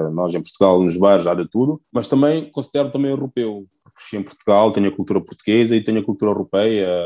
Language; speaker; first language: Portuguese; early bilingual, other home language; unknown